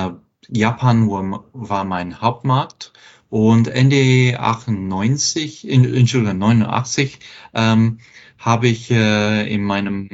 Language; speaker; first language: German; non-native, fluent; English